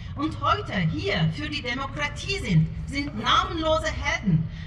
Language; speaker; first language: German; early bilingual, other home language; Turkish